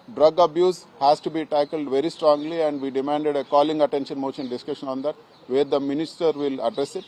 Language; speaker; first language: English; non-native, local second language; Telugu